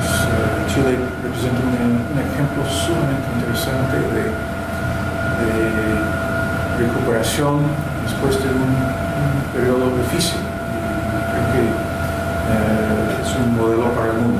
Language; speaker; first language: Spanish; non-native, fluent; English